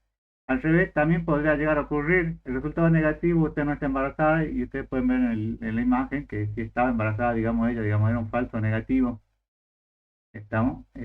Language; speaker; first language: Spanish; native; Spanish